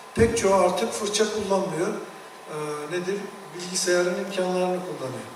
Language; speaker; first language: Turkish; native; Turkish